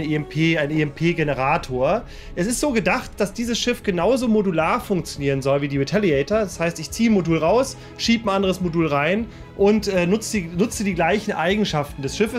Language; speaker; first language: German; native; German